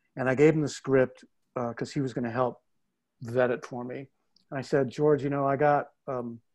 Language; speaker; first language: English; native; English